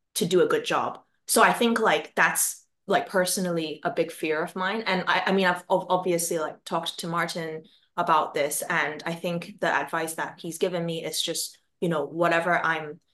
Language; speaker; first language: English; non-native, local second language; Cantonese